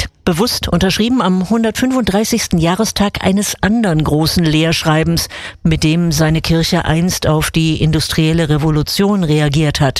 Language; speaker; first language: German; native; German